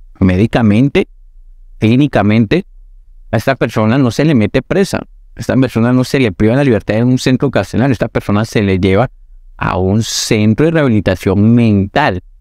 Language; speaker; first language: Spanish; native; Spanish